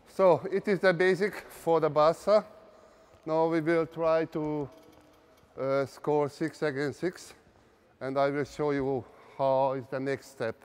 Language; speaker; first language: English; non-native, learner; Hungarian